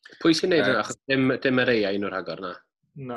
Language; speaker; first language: Welsh; native; Welsh